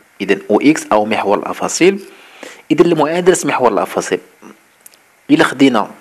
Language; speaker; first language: Arabic; native; Arabic